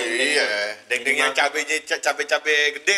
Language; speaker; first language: Indonesian; native; Indonesian